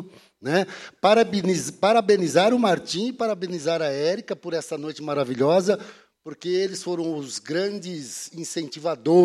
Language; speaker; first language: Portuguese; native; Portuguese